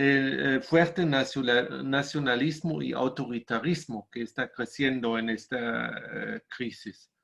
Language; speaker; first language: Spanish; non-native, fluent; German